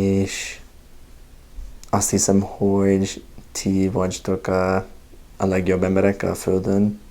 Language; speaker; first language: Hungarian; non-native, fluent; English